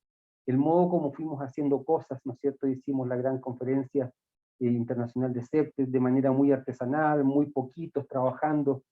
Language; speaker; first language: Spanish; native; Spanish